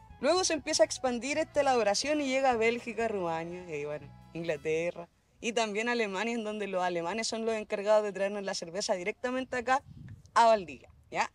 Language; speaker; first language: Spanish; native; Spanish